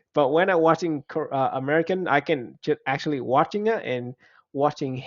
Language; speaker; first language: English; non-native, fluent; Vietnamese